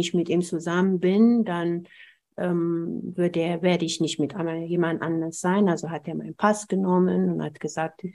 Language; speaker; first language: German; non-native, fluent; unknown